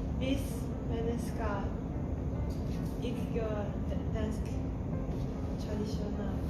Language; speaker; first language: Danish; non-native, learner; Japanese